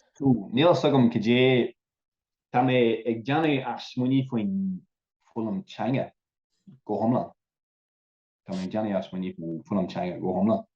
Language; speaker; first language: Irish; non-native, local second language; English